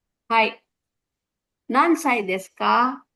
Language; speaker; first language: Japanese; non-native, fluent; Filipino